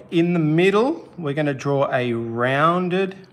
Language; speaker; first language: English; native; English